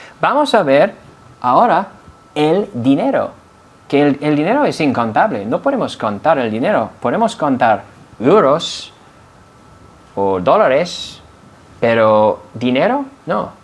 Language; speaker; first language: Spanish; non-native, fluent; English